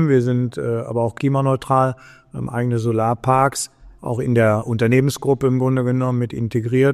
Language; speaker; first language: German; native; German